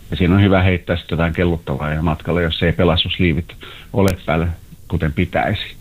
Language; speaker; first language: Finnish; native; Finnish